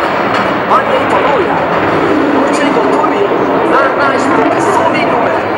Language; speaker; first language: Polish; non-native, learner; Turkish